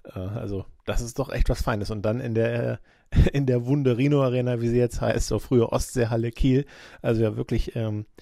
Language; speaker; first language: German; native; German